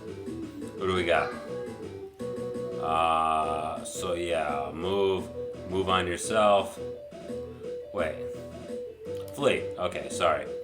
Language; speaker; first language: English; native; English